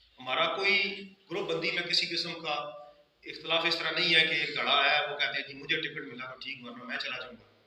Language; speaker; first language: Urdu; non-native, local second language; Punjabi